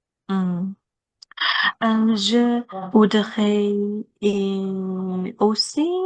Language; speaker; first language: French; non-native, learner; Chinese